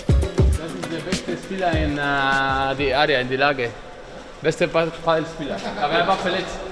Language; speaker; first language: German; non-native, learner; Spanish